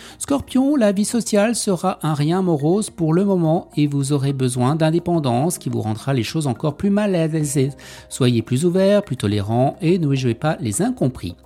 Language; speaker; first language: French; native; French